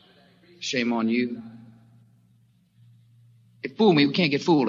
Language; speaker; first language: English; native; English